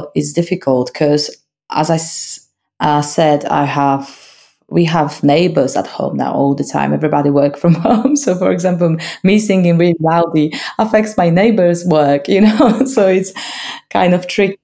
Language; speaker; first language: English; non-native, fluent; Polish